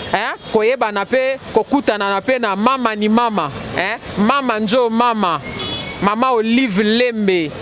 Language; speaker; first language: Lingala; non-native, local second language; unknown